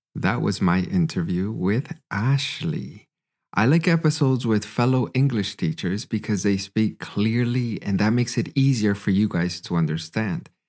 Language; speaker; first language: English; native; English